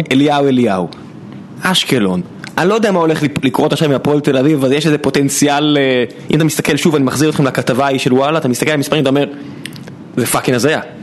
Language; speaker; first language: Hebrew; native; Hebrew